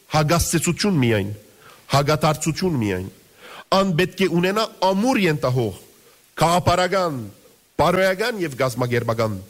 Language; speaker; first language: Armenian; early bilingual, heritage; Armenian